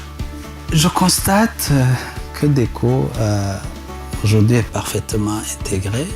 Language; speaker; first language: French; non-native, local second language; Rundi